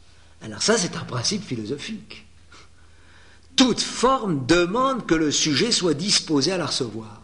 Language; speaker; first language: French; native; French